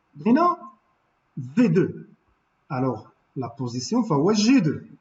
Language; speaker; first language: French; non-native, local second language; Arabic